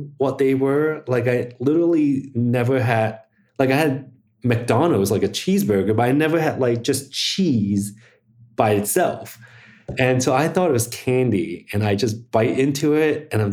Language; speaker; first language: English; early bilingual, other home language; Chinese